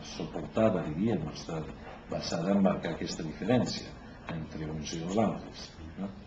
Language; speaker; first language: Catalan; native; Catalan